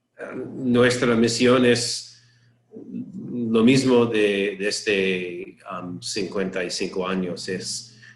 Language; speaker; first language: Spanish; non-native, learner; English